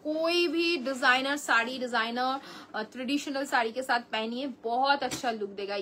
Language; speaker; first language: Hindi; non-native, local second language; Bangla